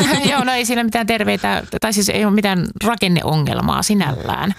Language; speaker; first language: Finnish; native; Finnish